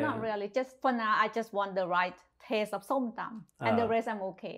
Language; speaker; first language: English; non-native, fluent; Thai